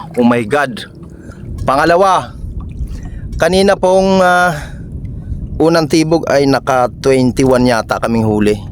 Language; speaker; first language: Filipino; native; Filipino